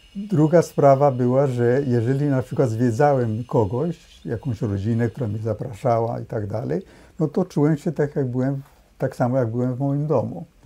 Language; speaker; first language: Polish; early bilingual, heritage; Polish